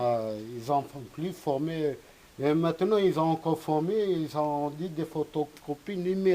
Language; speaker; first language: French; non-native, local second language; Arabic